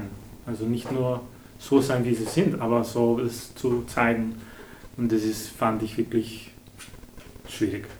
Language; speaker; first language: German; non-native, fluent; Hungarian